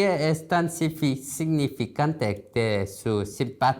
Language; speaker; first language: Spanish; non-native, learner; Korean